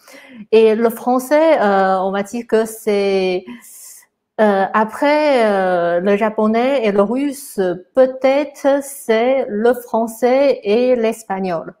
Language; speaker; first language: French; non-native, fluent; Chinese